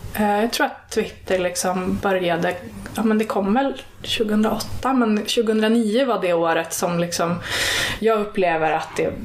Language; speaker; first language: Swedish; native; Swedish